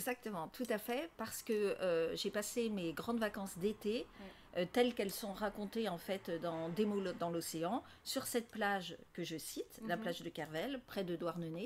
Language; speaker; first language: French; native; French